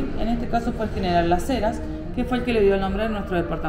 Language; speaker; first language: Spanish; native; Spanish